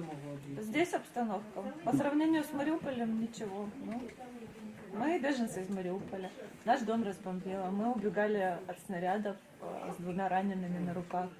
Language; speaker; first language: Russian; native; Russian